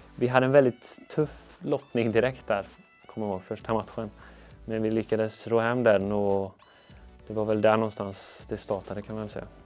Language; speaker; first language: Swedish; native; Swedish